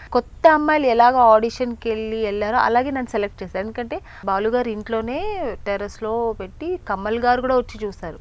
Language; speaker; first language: Telugu; native; Telugu